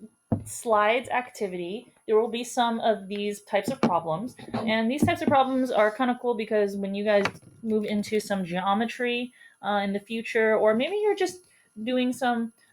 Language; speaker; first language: English; native; English